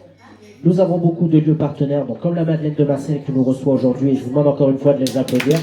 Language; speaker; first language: French; native; French